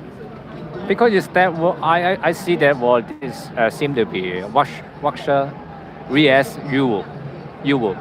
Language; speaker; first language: English; non-native, learner; Cantonese